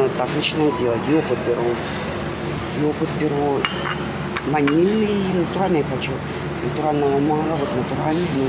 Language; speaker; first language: Russian; native; Russian